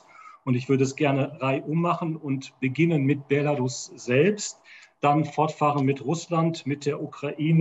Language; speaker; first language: German; native; German